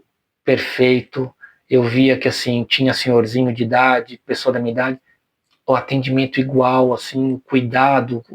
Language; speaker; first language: Portuguese; native; Portuguese